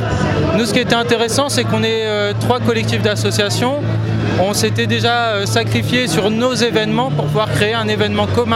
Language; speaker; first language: French; native; French